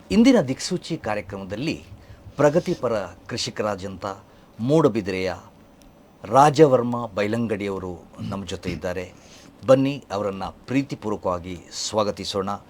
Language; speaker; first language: Kannada; native; Kannada